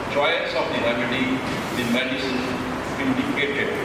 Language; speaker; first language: English; non-native, local second language; Urdu